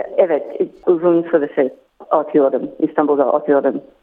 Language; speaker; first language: Turkish; non-native, learner; English